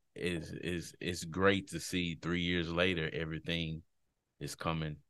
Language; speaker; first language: English; native; English